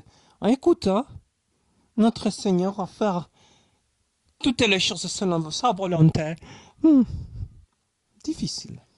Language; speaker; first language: French; non-native, learner; German